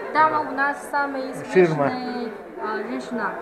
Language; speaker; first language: Russian; non-native, learner; Chinese